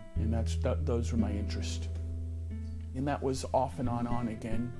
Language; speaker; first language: English; native; English